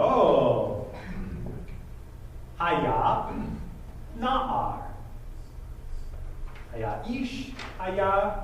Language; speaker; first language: Hebrew; non-native, fluent; English